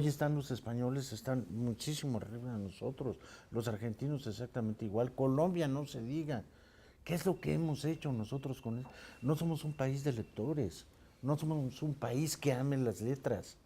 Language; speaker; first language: Spanish; native; Spanish